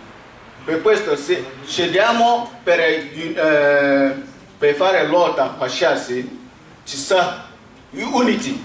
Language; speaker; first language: Italian; non-native, learner; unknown